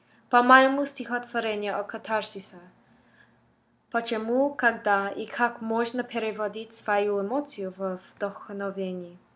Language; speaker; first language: Russian; non-native, learner; English